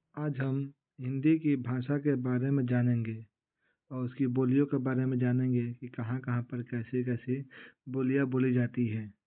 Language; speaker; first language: Hindi; native; Hindi